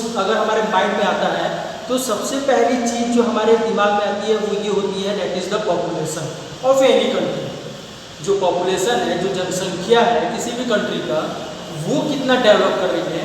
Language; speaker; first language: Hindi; native; Hindi